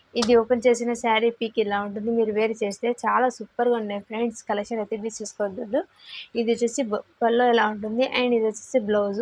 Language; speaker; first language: Telugu; non-native, local second language; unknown